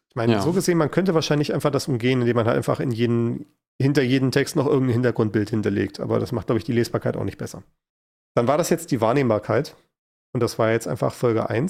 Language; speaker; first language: German; native; German